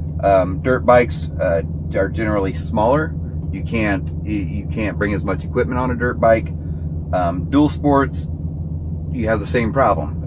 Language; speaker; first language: English; native; English